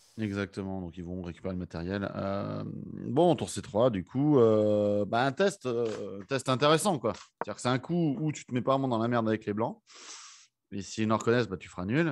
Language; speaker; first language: French; native; French